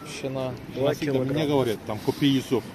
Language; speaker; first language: Russian; non-native, learner; Turkish